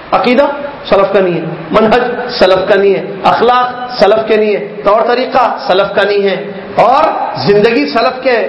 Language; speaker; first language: Urdu; native; Urdu